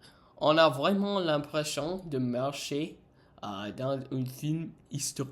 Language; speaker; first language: French; non-native, learner; English